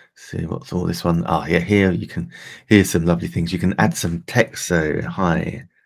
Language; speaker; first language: English; native; English